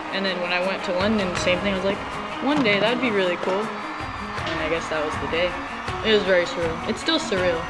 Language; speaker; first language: English; native; English